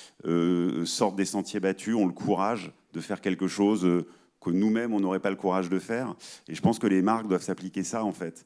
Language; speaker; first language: French; native; French